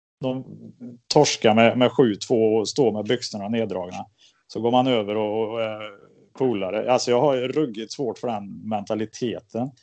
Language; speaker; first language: Swedish; native; Swedish